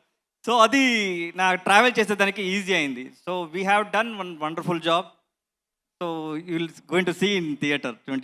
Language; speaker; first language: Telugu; non-native, learner; Kannada